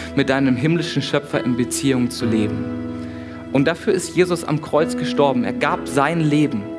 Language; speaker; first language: German; native; German